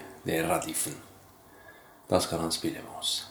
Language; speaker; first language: Norwegian; early bilingual, other home language; Persian